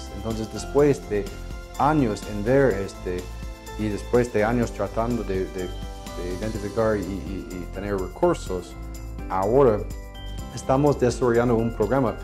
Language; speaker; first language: Spanish; non-native, fluent; English